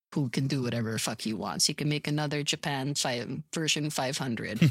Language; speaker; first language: English; native; English